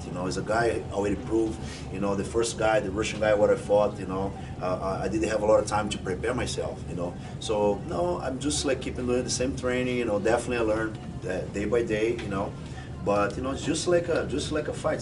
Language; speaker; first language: English; non-native, fluent; Portuguese